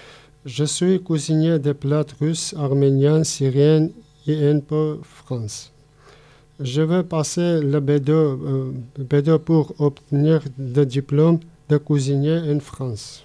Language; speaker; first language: French; non-native, learner; Armenian